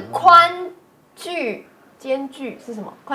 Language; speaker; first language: Chinese; native; Chinese